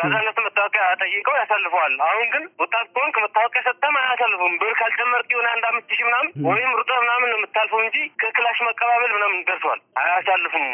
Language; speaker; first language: Amharic; non-native, local second language; Tigrinya